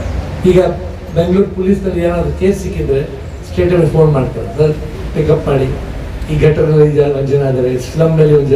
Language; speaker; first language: Kannada; non-native, local second language; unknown